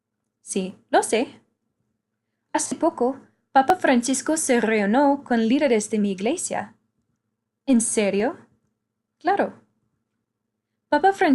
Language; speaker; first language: Spanish; non-native, learner; English